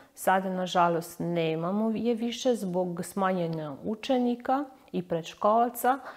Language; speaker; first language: Croatian; early bilingual, heritage; Croatian